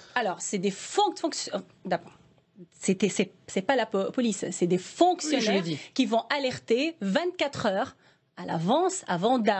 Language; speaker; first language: French; non-native, local second language; Arabic